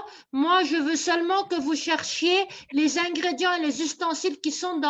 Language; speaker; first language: French; non-native, local second language; Arabic